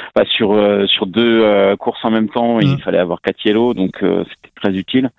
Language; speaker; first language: French; native; French